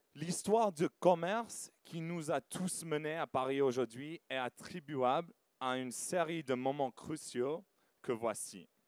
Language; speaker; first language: French; non-native, fluent; English